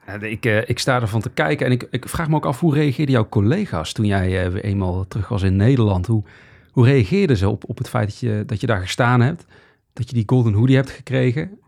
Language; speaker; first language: Dutch; native; Dutch